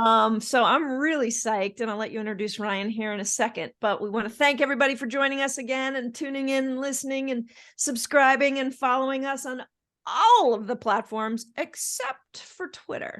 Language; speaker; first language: English; native; English